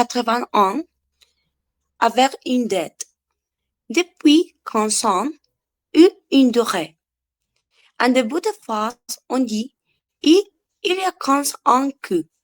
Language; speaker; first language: French; non-native, learner; Spanish